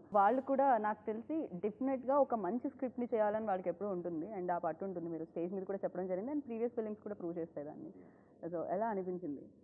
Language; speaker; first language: Telugu; native; Telugu